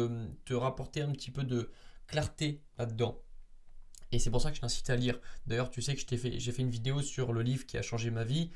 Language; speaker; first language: French; native; French